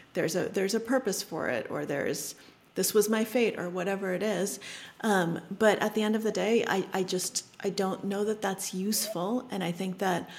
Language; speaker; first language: English; early bilingual, other home language; Russian